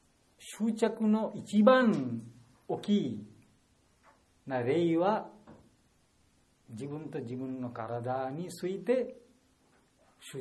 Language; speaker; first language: Japanese; non-native, learner; Bangla